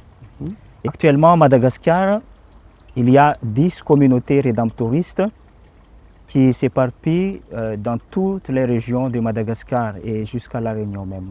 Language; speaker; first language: French; non-native, local second language; Malagasy